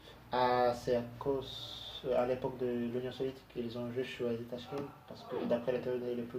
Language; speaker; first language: French; non-native, learner; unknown